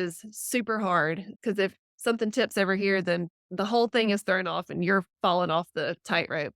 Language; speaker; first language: English; native; English